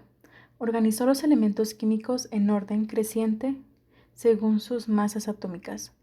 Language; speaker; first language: Spanish; native; Spanish